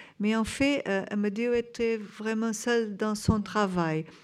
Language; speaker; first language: French; non-native, fluent; Portuguese